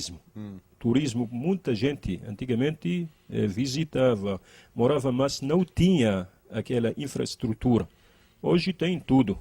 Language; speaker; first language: Portuguese; non-native, learner; Arabic